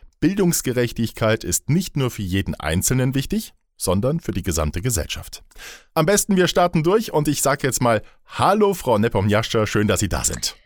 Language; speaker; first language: German; native; German